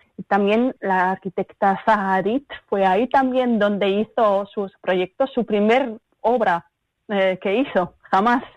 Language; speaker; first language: Spanish; early bilingual, other home language; German